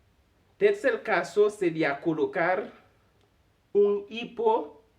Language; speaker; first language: Spanish; non-native, fluent; Haitian Creole